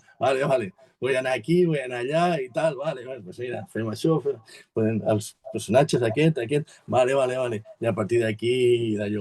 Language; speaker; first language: Catalan; native; Catalan